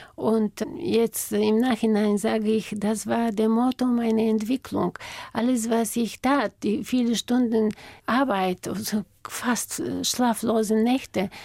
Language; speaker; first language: German; non-native, fluent; Bulgarian